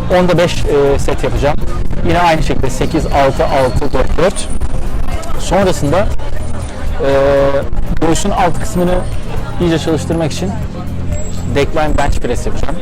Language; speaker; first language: Turkish; native; Turkish